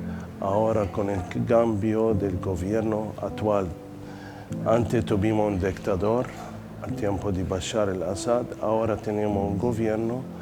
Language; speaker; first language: Spanish; non-native, fluent; Arabic